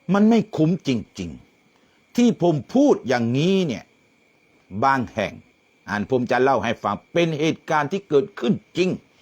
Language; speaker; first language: Thai; non-native, local second language; Malay